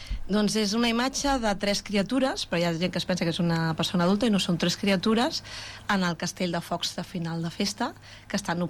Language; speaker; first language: Catalan; native; Catalan